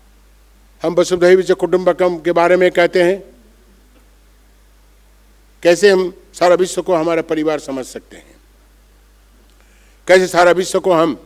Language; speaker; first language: Hindi; non-native, local second language; Bangla